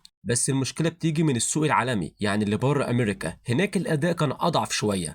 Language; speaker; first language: Arabic; native; Arabic